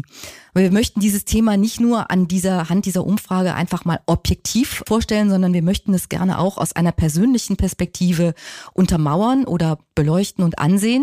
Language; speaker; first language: German; native; German